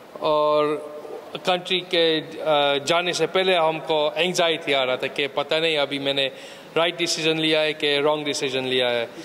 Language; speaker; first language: Hindi; early bilingual, heritage; Hindi